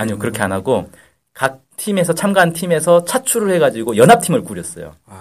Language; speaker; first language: Korean; native; Korean